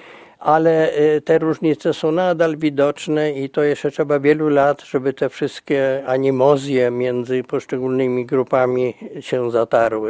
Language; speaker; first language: Polish; native; Polish